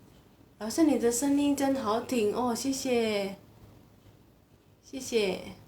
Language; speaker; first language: Chinese; non-native, fluent; Indonesian